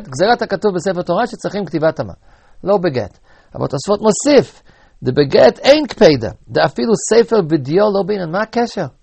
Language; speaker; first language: Hebrew; native; Hebrew